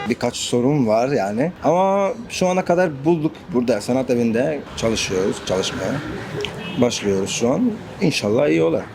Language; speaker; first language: Turkish; non-native, learner; Arabic